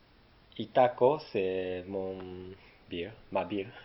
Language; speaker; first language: French; non-native, learner; Japanese